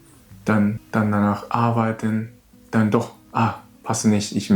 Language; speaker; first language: German; non-native, learner; Japanese